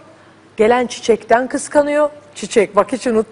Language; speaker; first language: Turkish; native; Turkish